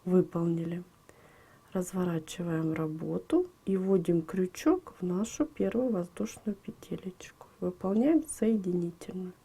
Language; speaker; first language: Russian; native; Russian